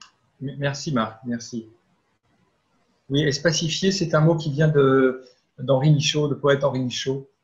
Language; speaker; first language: French; native; French